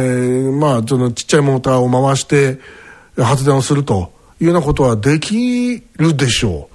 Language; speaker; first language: Japanese; native; Japanese